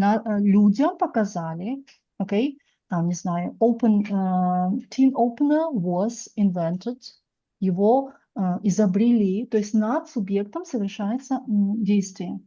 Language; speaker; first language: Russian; native; Russian